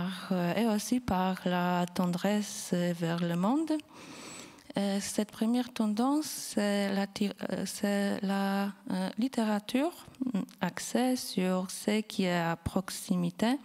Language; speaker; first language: French; non-native, fluent; Polish